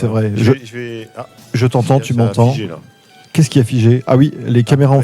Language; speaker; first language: French; native; French